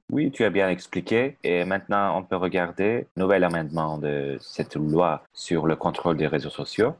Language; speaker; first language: French; non-native, fluent; Turkish